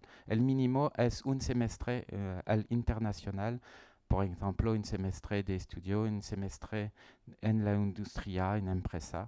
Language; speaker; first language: Spanish; non-native, learner; French